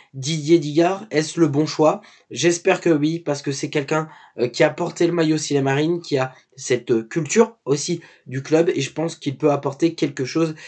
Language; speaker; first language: French; native; French